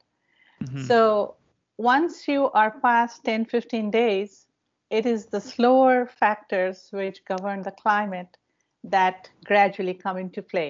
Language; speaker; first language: English; non-native, local second language; Bangla